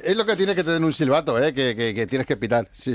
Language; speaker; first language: Spanish; native; Spanish